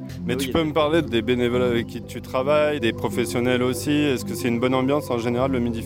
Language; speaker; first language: French; native; French